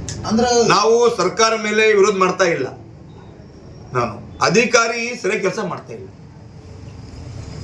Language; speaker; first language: Kannada; non-native, local second language; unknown